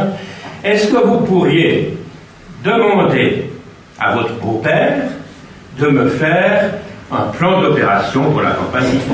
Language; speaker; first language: French; native; French